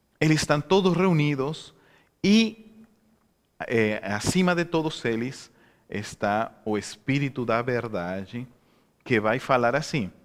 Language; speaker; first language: Portuguese; non-native, fluent; Spanish